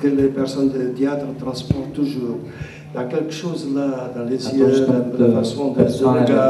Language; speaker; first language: French; non-native, learner; Portuguese